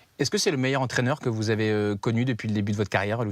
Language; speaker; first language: French; native; French